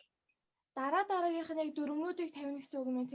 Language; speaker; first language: Mongolian; native; Mongolian